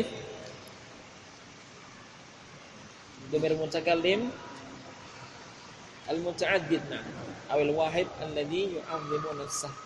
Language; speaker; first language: Arabic; non-native, fluent; Indonesian